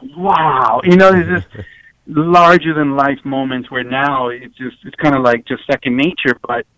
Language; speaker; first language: English; native; English